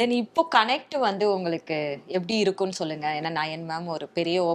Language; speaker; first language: Tamil; native; Tamil